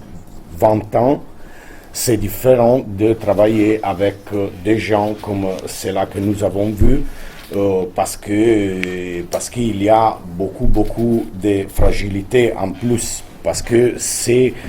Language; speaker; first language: French; non-native, fluent; Italian